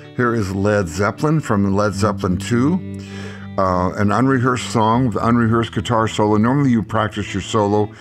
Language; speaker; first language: English; native; English